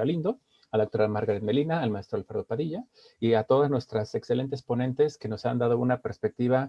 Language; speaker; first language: Spanish; native; Spanish